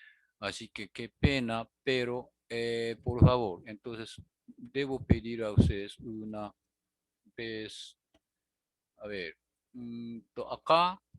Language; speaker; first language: Spanish; non-native, learner; Japanese